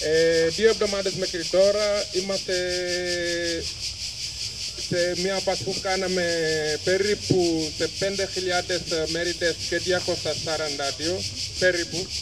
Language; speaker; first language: Greek; non-native, fluent; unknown